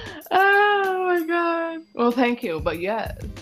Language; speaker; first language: English; early bilingual, other home language; Spanish